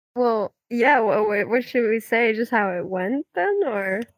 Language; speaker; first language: English; non-native, fluent; Dutch